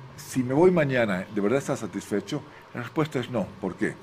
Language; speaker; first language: Spanish; native; Spanish